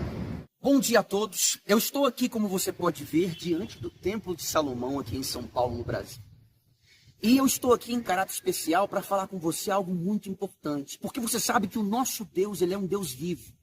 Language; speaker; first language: Portuguese; non-native, learner; Haitian Creole